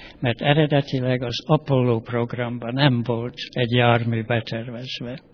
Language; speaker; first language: Hungarian; native; Hungarian